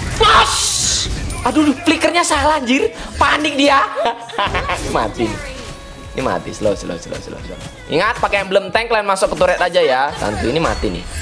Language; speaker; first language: Indonesian; native; Indonesian